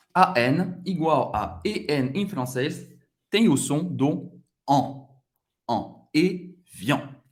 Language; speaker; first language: Portuguese; non-native, fluent; French